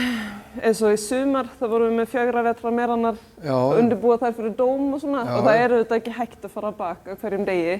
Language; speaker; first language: Icelandic; non-native, fluent; Swedish